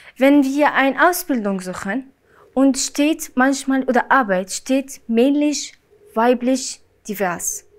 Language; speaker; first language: German; non-native, learner; Arabic